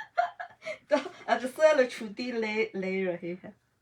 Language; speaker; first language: Hindi; non-native, fluent; Chinese